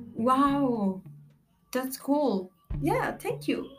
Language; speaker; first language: English; non-native, learner; Spanish